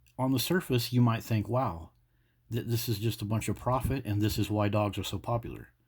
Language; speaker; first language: English; native; English